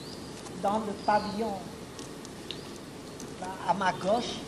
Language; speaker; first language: French; non-native, local second language; Khmer